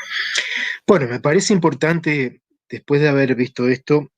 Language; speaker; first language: Spanish; native; Spanish